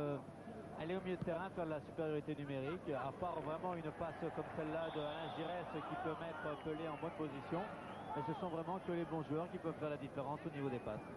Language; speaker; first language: French; native; French